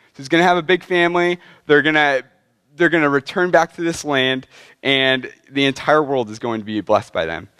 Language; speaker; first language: English; native; English